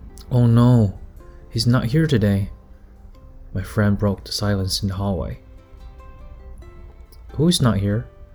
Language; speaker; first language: English; non-native, fluent; Chinese